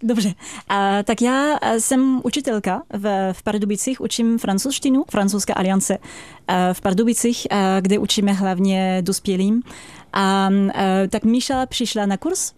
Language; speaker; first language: Czech; non-native, fluent; French